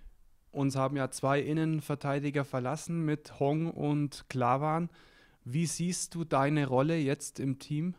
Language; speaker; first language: German; native; German